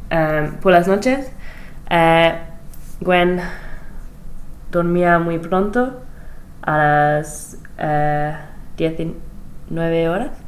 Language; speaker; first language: Spanish; non-native, learner; English